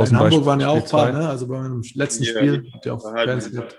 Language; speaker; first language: German; native; German